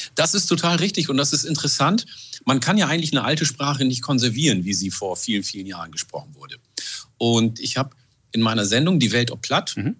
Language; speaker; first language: German; non-native, fluent; Oromo